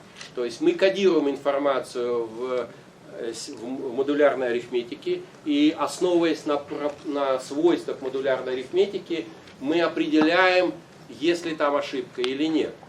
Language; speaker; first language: Russian; native; Russian